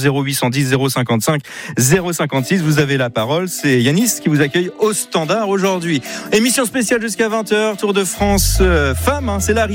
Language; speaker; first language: French; native; French